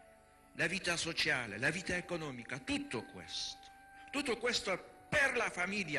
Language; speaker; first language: Italian; non-native, fluent; Polish